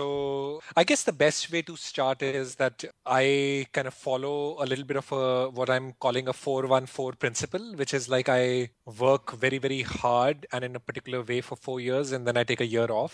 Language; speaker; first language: English; non-native, local second language; Hindi